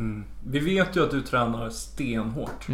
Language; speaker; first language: Swedish; native; Swedish